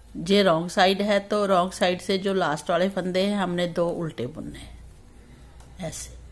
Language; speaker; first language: Hindi; native; Hindi